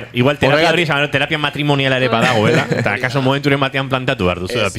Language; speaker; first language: Basque; native; Basque